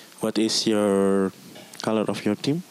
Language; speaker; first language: English; non-native, learner; Indonesian